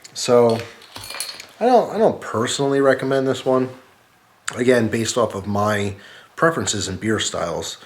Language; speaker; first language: English; native; English